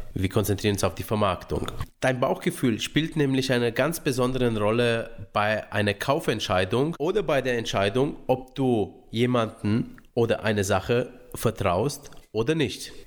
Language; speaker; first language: German; early bilingual, other home language; Romanian